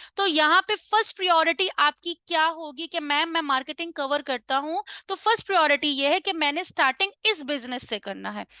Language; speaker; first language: Urdu; non-native, local second language; Punjabi